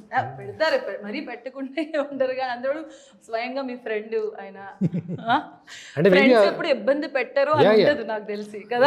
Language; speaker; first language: Telugu; native; Telugu